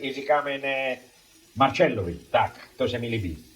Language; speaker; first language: Czech; non-native, learner; Italian